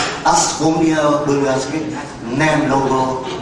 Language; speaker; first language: Bulgarian; non-native, learner; Vietnamese